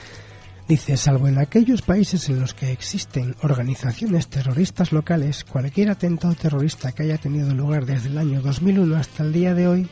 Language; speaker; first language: Spanish; native; Spanish